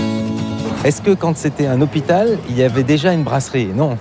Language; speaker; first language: French; native; French